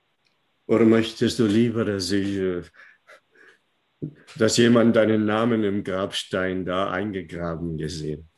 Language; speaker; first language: German; non-native, fluent; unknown